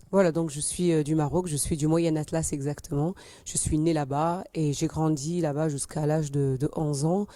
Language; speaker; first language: French; native; French